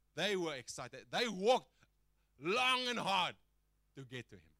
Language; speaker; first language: English; non-native, local second language; Afrikaans